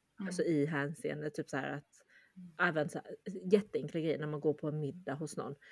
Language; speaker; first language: Swedish; early bilingual, other home language; Chinese